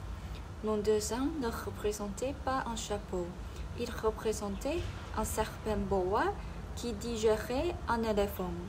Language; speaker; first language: French; non-native, learner; Chinese